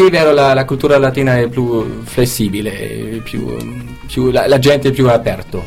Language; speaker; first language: Italian; non-native, learner; German